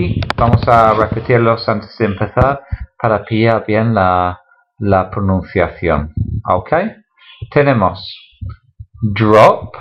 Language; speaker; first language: Spanish; non-native, fluent; English